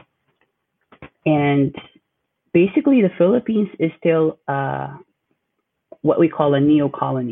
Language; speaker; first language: English; non-native, local second language; Filipino